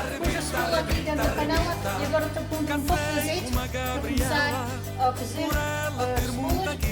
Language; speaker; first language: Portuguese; early bilingual, heritage; Portuguese